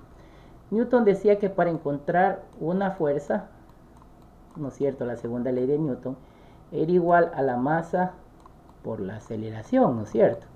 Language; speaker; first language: Spanish; native; Spanish